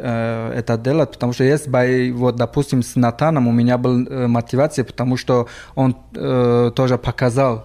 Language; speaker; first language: Russian; non-native, local second language; Tajik